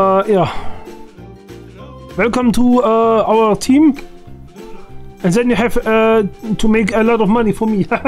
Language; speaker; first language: English; non-native, learner; German